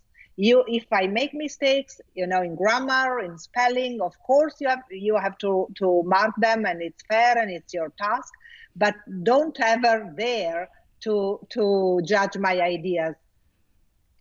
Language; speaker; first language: English; non-native, fluent; Italian